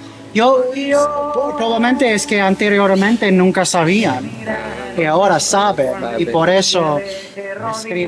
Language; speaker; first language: Spanish; non-native, learner; English